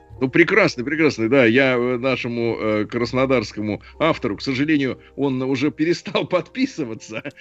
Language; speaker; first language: Russian; native; Russian